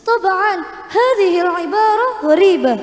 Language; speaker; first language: Arabic; non-native, learner; Indonesian